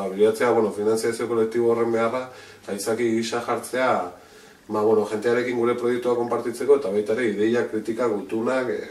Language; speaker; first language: Basque; non-native, local second language; Spanish